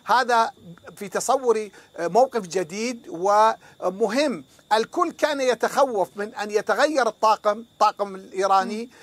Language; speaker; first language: Arabic; non-native, fluent; Persian